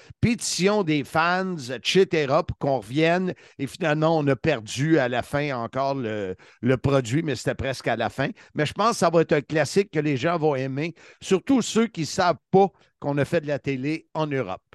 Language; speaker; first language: French; native; French